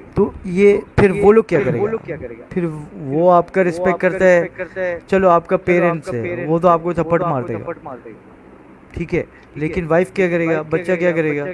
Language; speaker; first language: Hindi; non-native, fluent; Bangla